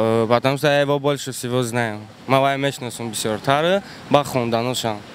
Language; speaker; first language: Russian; non-native, local second language; Tajik